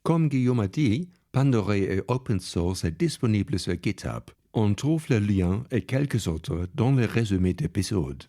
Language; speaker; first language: French; non-native, fluent; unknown